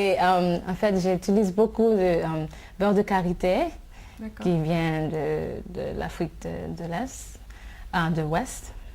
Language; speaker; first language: French; non-native, fluent; English